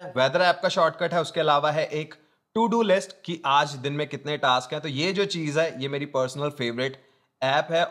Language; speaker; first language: Hindi; non-native, local second language; Punjabi